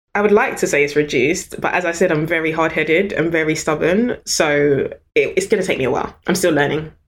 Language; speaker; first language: English; native; English